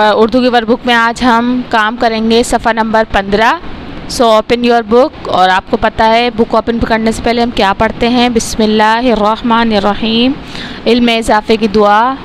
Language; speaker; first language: Urdu; non-native, local second language; Punjabi